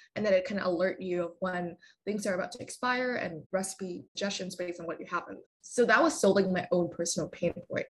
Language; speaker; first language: English; non-native, fluent; Vietnamese